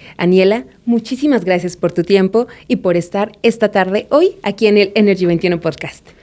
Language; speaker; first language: Spanish; native; Spanish